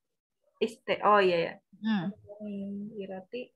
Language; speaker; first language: Turkish; non-native, learner; Indonesian